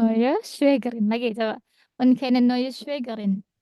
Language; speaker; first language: German; non-native, fluent; Indonesian